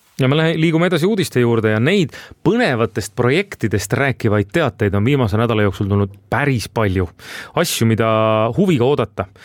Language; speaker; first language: Estonian; native; Estonian